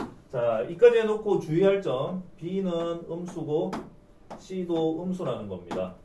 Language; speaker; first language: Korean; native; Korean